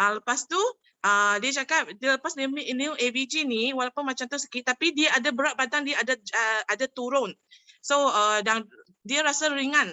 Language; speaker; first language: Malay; non-native, local second language; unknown